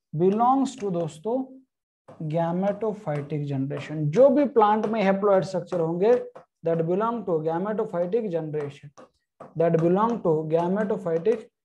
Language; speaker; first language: Hindi; non-native, local second language; Marathi